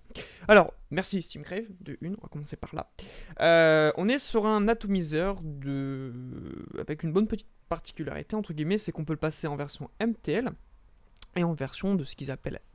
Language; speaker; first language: French; native; French